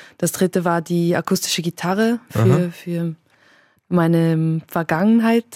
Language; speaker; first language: German; native; German